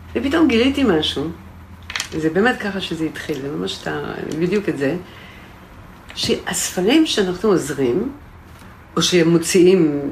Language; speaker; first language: Hebrew; non-native, fluent; French